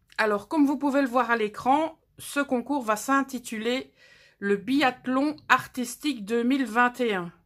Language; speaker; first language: French; native; French